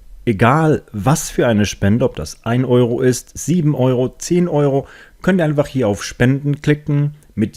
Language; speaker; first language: German; native; German